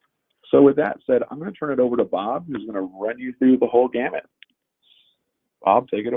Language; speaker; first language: English; native; English